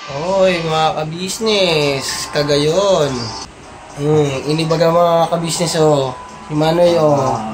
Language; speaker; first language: Filipino; non-native, local second language; Bikol